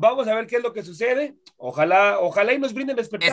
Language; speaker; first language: Spanish; native; Spanish